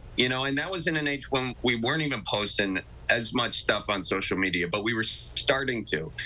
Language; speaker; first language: English; native; English